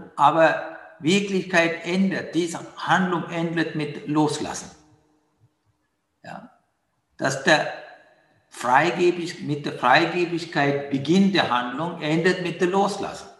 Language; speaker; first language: German; non-native, fluent; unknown